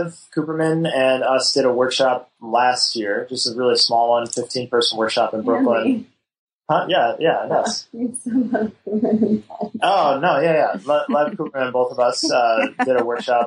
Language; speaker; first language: English; native; English